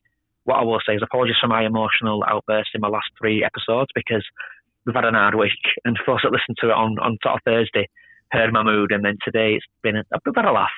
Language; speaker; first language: English; native; English